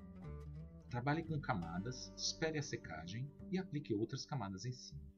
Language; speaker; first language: Portuguese; native; Portuguese